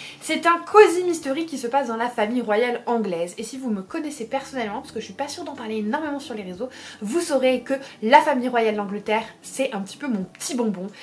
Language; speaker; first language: French; native; French